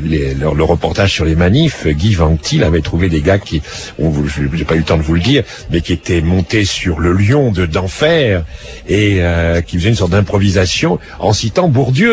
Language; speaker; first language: French; native; French